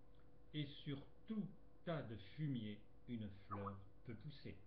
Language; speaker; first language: French; native; French